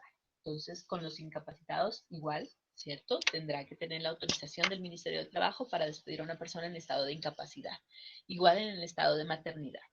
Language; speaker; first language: Spanish; native; Spanish